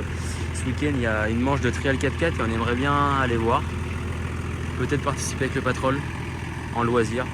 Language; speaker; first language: French; native; French